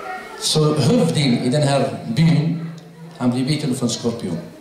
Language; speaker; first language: Swedish; non-native, fluent; Arabic